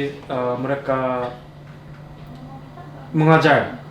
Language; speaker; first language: Indonesian; non-native, learner; Korean